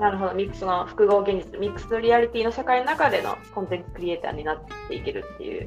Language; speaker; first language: Japanese; native; Japanese